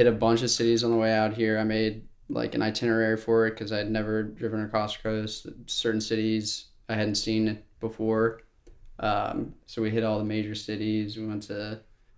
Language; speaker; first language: English; native; English